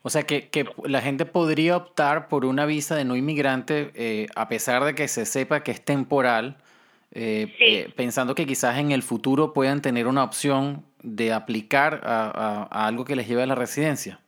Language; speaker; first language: Spanish; native; Spanish